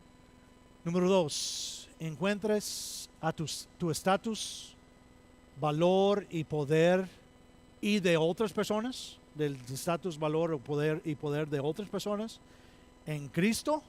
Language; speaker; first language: Spanish; non-native, fluent; English